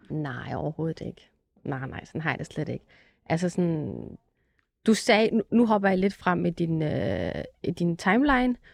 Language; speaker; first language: Danish; early bilingual, other home language; Arabic